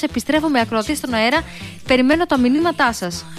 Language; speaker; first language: Greek; native; Greek